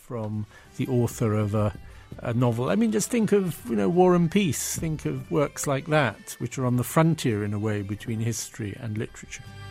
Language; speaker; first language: English; native; English